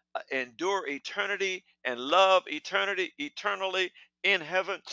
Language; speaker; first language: English; native; English